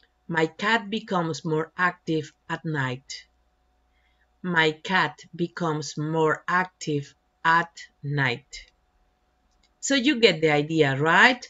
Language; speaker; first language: English; non-native, fluent; Spanish